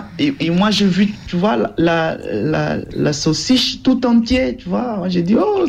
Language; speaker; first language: French; non-native, learner; Portuguese